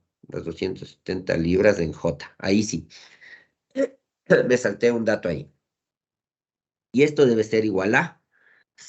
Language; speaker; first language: Spanish; native; Spanish